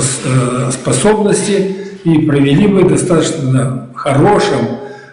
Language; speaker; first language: Russian; native; Russian